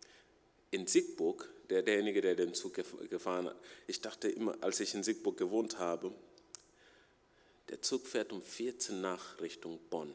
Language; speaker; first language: German; non-native, fluent; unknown